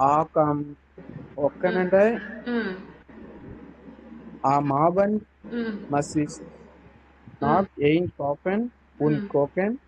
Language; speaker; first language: German; non-native, learner; Tamil